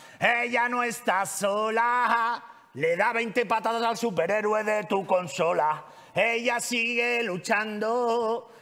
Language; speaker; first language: Spanish; non-native, local second language; Catalan